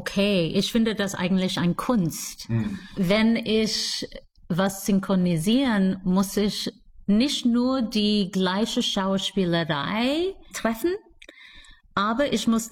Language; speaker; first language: German; non-native, fluent; English